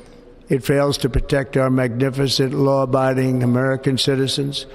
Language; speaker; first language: English; native; English